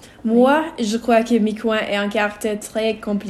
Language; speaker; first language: French; non-native, learner; English